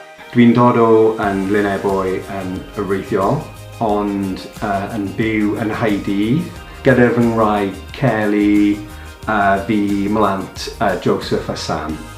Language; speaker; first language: Welsh; non-native, local second language; English